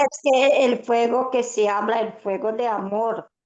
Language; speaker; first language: Spanish; non-native, fluent; Portuguese